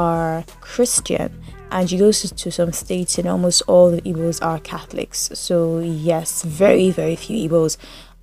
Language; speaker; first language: English; non-native, local second language; Yoruba